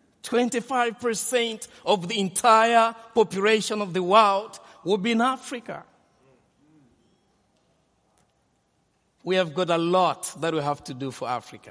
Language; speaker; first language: English; non-native, local second language; Nyanja